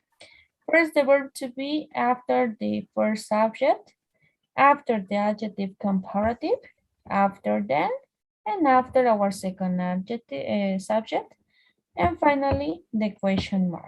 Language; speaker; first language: English; non-native, fluent; Spanish